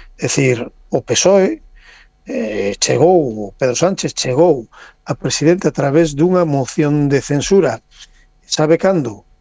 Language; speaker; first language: Galician; native; Galician